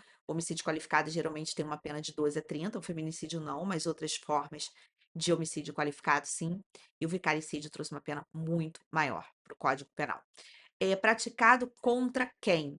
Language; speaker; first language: Portuguese; native; Portuguese